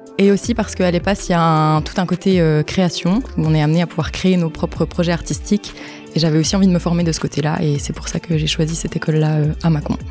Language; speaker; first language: French; native; French